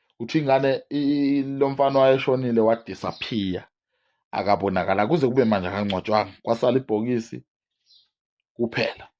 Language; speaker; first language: Zulu; non-native, local second language; Swati